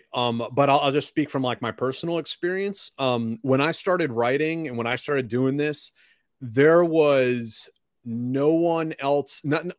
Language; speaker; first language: English; native; English